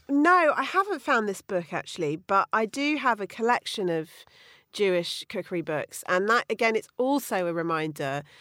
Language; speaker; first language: English; native; English